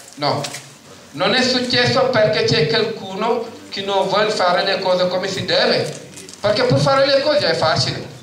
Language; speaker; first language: Italian; non-native, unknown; Wolof